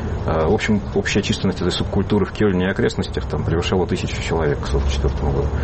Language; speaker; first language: Russian; native; Russian